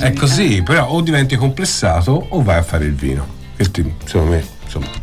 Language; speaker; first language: Italian; native; Italian